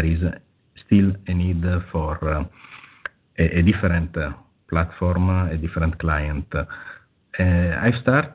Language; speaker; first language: English; non-native, fluent; Italian